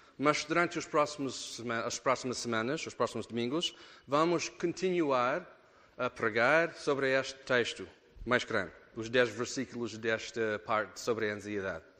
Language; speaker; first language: Portuguese; non-native, fluent; English